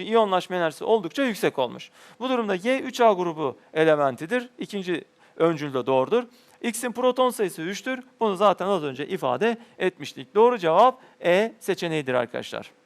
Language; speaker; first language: Turkish; native; Turkish